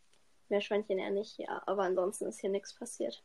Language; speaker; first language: German; native; German